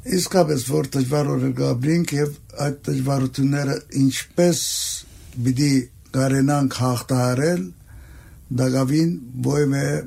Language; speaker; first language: Armenian; native; Armenian